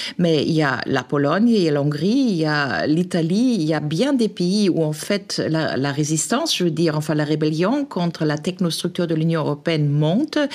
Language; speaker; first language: French; non-native, fluent; German